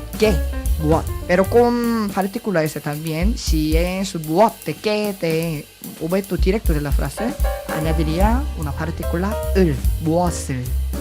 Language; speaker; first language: Spanish; non-native, learner; Korean